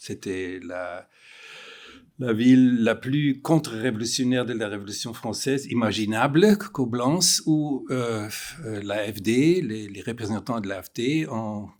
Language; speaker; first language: French; non-native, fluent; German